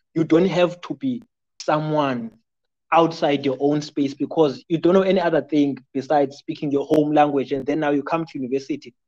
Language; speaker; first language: English; non-native, local second language; Xhosa